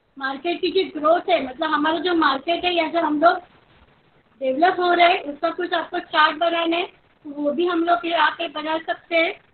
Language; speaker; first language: Hindi; non-native, local second language; Marathi